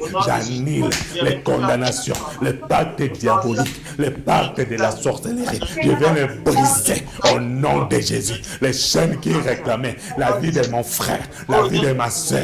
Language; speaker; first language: French; non-native, local second language; Lingala